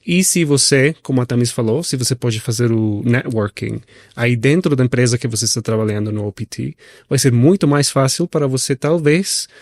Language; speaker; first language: Portuguese; non-native, fluent; Spanish